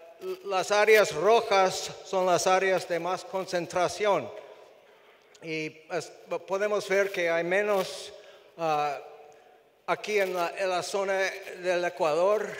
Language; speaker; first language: Spanish; non-native, fluent; English